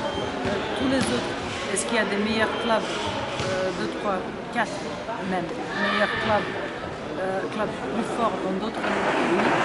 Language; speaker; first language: French; non-native, fluent; Serbian